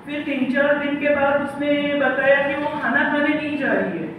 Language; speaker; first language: Hindi; non-native, local second language; Marathi